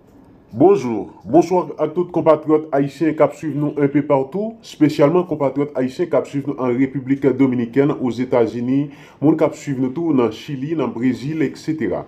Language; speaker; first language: Haitian Creole; native; Haitian Creole